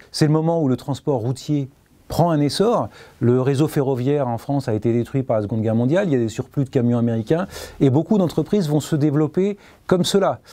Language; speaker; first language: French; native; French